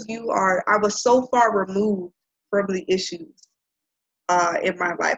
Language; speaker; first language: English; native; English